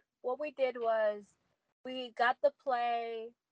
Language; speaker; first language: English; native; English